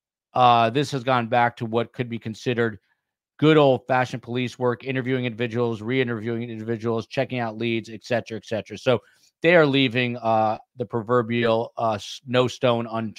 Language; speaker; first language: English; native; English